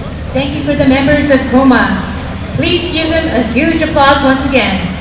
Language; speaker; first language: English; non-native, fluent; Japanese